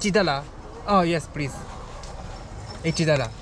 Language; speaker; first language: English; non-native, learner; Japanese